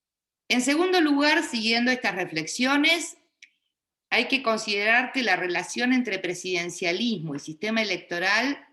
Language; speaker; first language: Spanish; native; Spanish